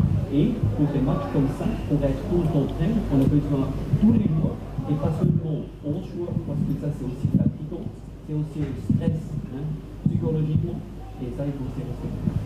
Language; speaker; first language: French; non-native, fluent; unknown